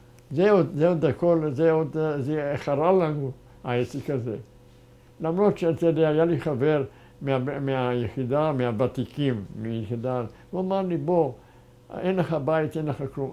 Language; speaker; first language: Hebrew; non-native, fluent; German